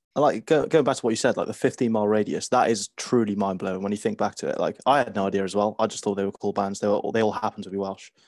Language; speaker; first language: English; native; English